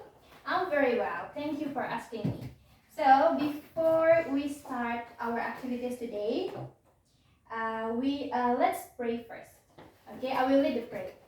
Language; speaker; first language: English; non-native, learner; Indonesian